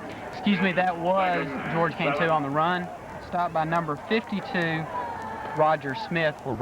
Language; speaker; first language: English; native; English